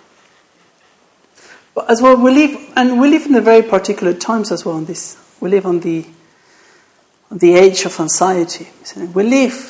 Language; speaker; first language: English; non-native, fluent; Spanish